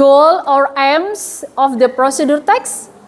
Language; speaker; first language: English; non-native, fluent; Indonesian